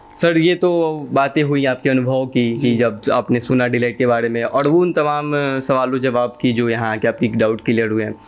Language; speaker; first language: Hindi; native; Hindi